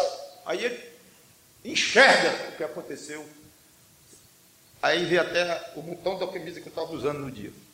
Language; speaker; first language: Portuguese; native; Portuguese